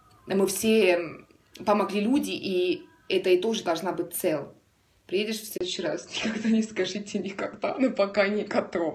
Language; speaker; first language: Russian; non-native, learner; Estonian